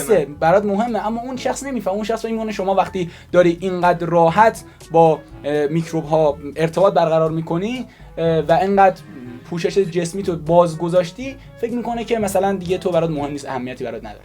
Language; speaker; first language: Persian; native; Persian